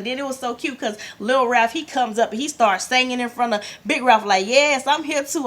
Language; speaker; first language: English; native; English